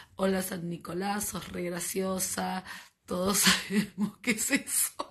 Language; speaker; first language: Spanish; native; Spanish